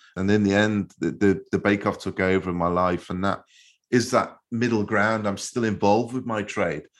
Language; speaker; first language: English; native; English